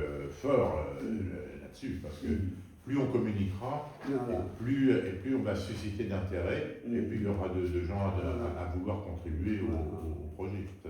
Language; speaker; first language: French; native; French